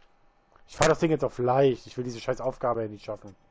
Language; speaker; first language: German; native; German